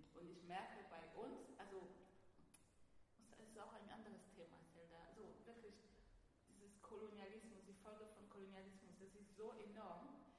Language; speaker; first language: German; non-native, fluent; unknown